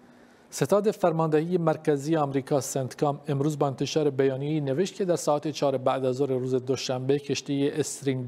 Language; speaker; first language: Persian; non-native, local second language; Kurdish